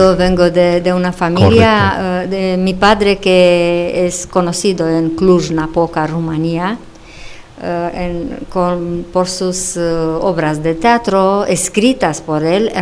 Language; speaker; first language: Spanish; non-native, fluent; Romanian